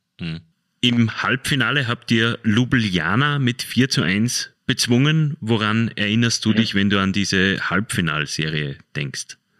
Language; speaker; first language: German; native; German